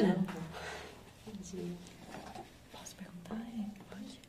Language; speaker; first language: Portuguese; native; Portuguese